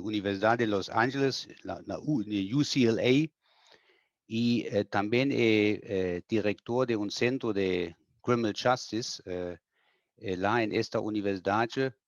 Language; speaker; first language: Portuguese; non-native, fluent; German